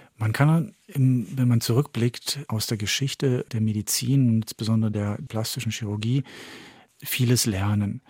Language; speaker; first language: German; early bilingual, heritage; French